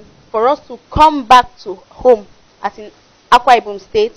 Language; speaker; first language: English; non-native, local second language; French